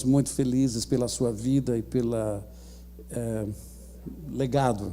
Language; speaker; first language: Portuguese; native; Portuguese